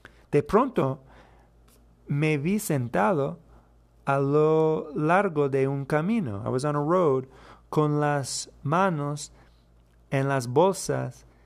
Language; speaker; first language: Spanish; non-native, fluent; English